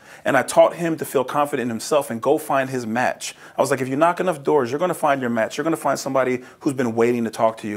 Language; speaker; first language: English; native; English